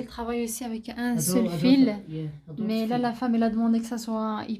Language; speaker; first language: French; non-native, local second language; Arabic